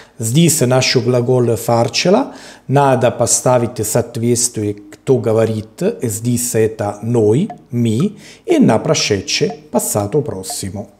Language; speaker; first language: Russian; non-native, learner; Italian